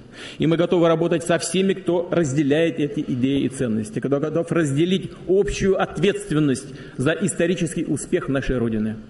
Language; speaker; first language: Russian; native; Russian